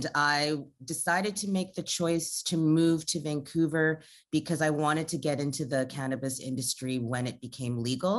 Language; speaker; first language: English; native; English